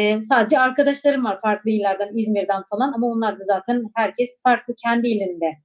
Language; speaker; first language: Turkish; non-native, local second language; Kurdish